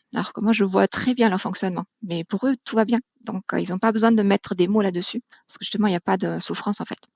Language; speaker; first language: French; non-native, fluent; German